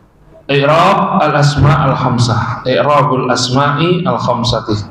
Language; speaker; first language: Arabic; non-native, fluent; Indonesian